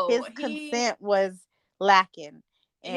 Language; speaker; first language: English; native; English